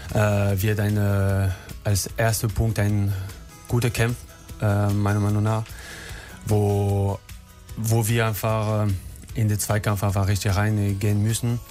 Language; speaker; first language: German; non-native, learner; French